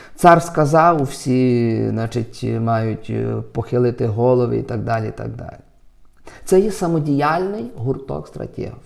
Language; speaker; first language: Ukrainian; native; Ukrainian